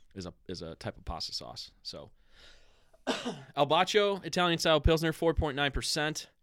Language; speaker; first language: English; early bilingual, other home language; Italian